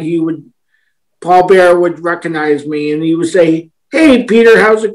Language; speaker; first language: English; native; English